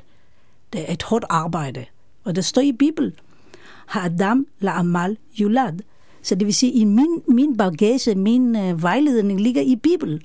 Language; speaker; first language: Danish; non-native, fluent; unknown